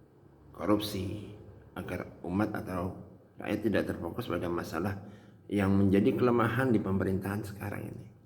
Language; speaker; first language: Indonesian; native; Indonesian